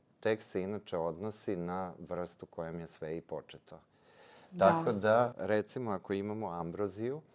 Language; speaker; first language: Serbian; native; Serbian